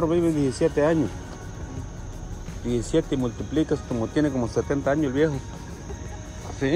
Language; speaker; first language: Spanish; native; Spanish